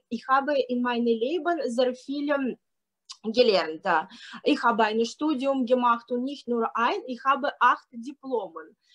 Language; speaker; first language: German; non-native, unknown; Russian